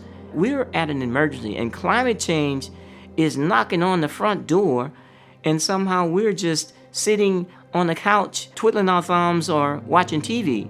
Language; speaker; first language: English; native; English